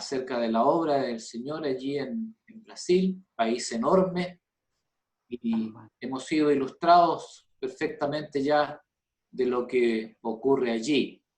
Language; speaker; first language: Spanish; native; Spanish